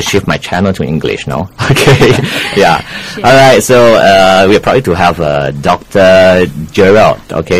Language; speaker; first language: English; non-native, local second language; Chinese